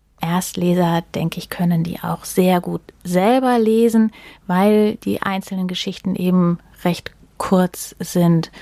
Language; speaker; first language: German; native; German